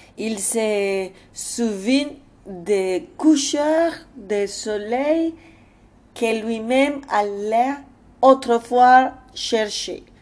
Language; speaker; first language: French; non-native, fluent; Spanish